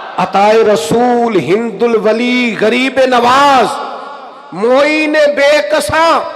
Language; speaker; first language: Urdu; non-native, local second language; Punjabi